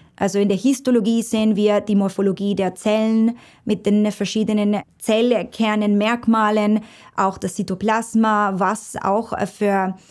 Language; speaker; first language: German; non-native, fluent; Spanish